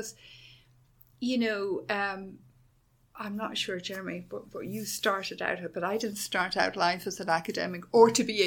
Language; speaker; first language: English; native; English